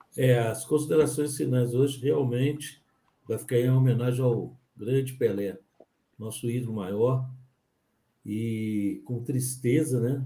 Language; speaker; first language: Portuguese; native; Portuguese